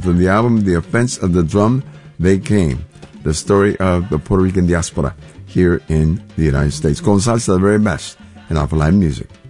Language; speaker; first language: English; non-native, local second language; Spanish